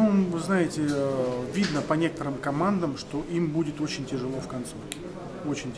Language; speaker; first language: Russian; native; Russian